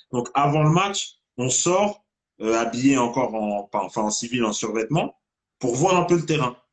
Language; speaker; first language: French; native; French